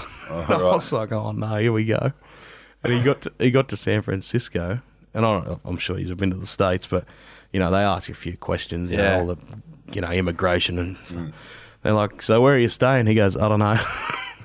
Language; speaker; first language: English; native; English